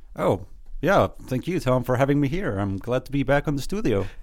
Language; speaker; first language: English; early bilingual, other home language; Spanish